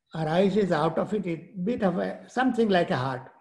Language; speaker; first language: English; non-native, local second language; Gujarati